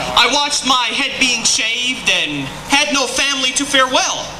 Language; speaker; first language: English; non-native, fluent; Arabic